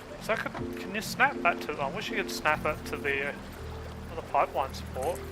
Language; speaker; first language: English; native; English